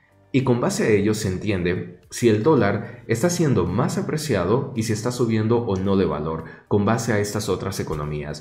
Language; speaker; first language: Spanish; native; Spanish